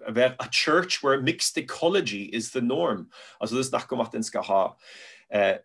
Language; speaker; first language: Norwegian; native; Norwegian